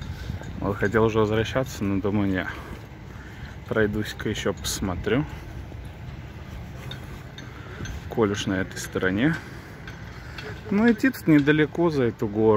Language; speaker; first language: Russian; native; Russian